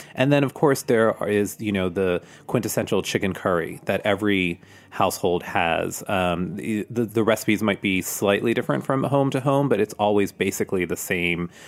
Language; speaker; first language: English; native; English